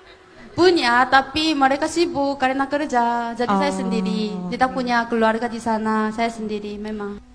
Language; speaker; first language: Indonesian; non-native, fluent; Korean